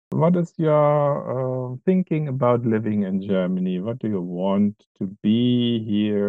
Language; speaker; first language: English; non-native, fluent; German